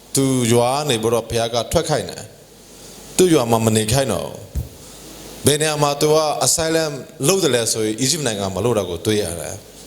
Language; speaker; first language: Burmese; non-native, local second language; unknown